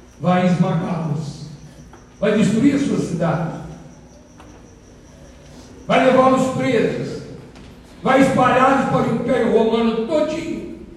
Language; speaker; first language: Portuguese; native; Portuguese